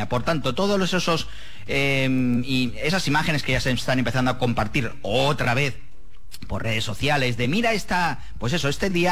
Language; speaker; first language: Spanish; native; Spanish